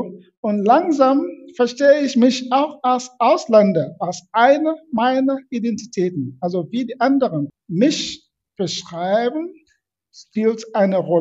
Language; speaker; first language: German; non-native, fluent; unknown